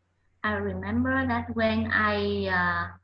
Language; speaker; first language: English; non-native, learner; Vietnamese